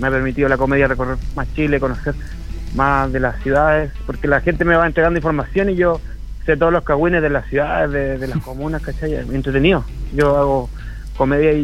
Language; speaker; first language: Spanish; native; Spanish